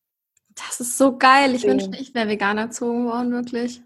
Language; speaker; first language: German; native; German